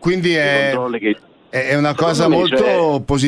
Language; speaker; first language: Italian; native; Italian